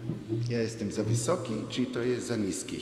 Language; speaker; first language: Polish; non-native, fluent; Hebrew